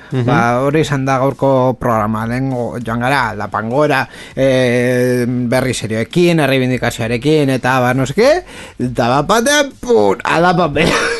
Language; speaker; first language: Basque; non-native, local second language; Spanish